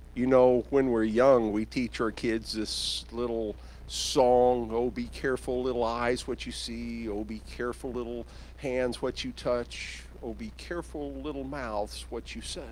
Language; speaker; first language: English; native; English